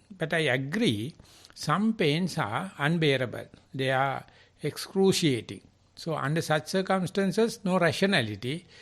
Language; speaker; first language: English; non-native, local second language; Sinhala